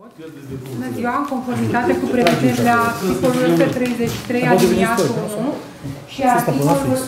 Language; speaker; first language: Romanian; native; Romanian